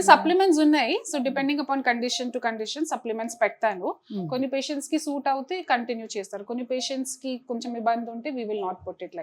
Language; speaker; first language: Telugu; non-native, fluent; Hindi